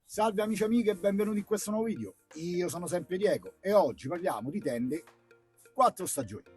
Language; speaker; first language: Italian; native; Italian